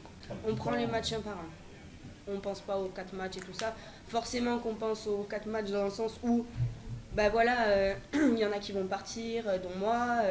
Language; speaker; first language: French; native; French